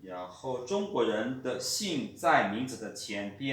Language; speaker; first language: Chinese; non-native, fluent; Lao